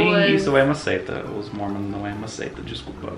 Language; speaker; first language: Portuguese; non-native, fluent; English